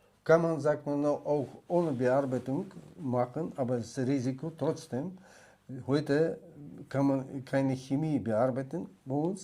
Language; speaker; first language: German; non-native, learner; Russian